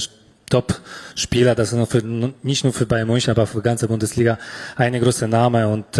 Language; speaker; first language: German; non-native, fluent; Polish